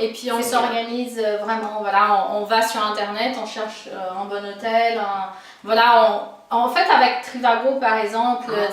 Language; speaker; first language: French; non-native, fluent; Portuguese